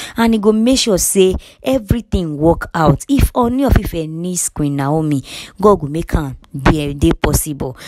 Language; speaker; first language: Nigerian Pidgin; non-native, local second language; Yoruba